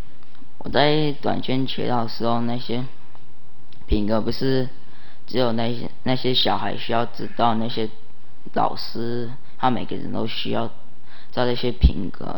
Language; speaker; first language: Chinese; early bilingual, heritage; Chinese